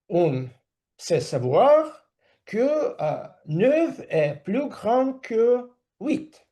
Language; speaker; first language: French; non-native, fluent; Russian